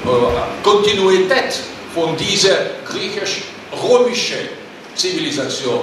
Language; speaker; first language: German; non-native, learner; Russian